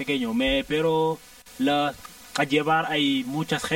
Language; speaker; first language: Spanish; non-native, learner; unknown